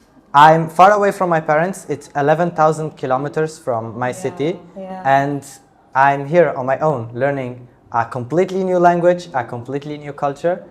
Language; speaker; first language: English; non-native, fluent; Italian